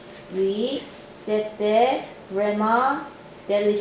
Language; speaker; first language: French; non-native, learner; Korean